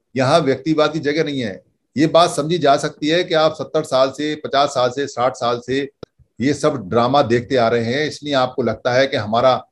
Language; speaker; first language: Hindi; native; Hindi